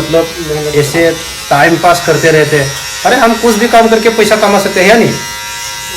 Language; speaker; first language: Hindi; non-native, local second language; Bodo